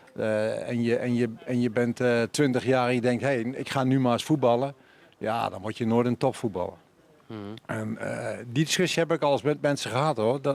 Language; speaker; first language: Dutch; native; Dutch